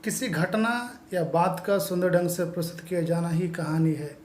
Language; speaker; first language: Hindi; non-native, local second language; Telugu